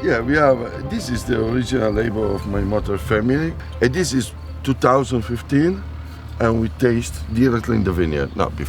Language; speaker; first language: English; non-native, fluent; Italian